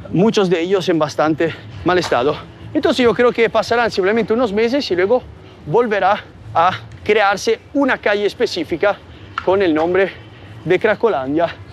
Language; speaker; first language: Spanish; non-native, fluent; Italian